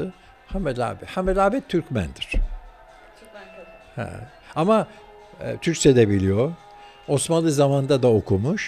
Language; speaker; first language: Turkish; early bilingual, heritage; Turkish